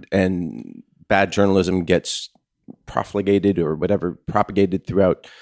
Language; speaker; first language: English; native; English